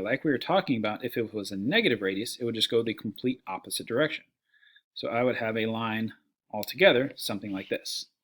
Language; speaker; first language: English; native; English